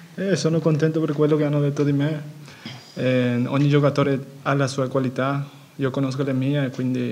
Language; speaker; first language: Italian; non-native, fluent; Spanish